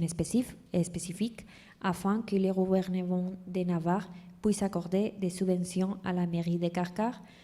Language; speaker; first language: French; non-native, fluent; Spanish